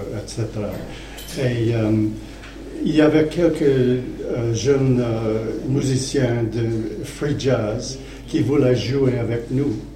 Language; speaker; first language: French; non-native, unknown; English